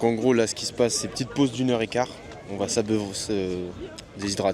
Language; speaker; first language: French; native; French